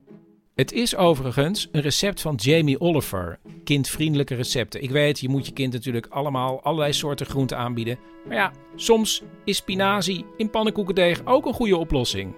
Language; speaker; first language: Dutch; native; Dutch